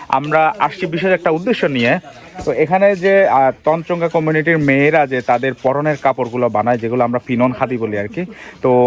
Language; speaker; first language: Bangla; non-native, local second language; Chakma